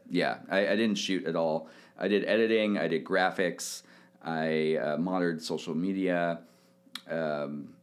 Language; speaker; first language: English; native; English